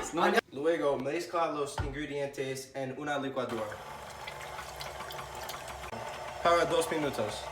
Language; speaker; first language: Spanish; non-native, learner; English